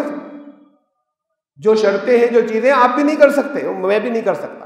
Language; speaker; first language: Urdu; native; Urdu